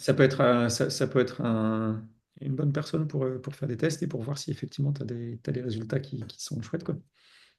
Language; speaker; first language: French; native; French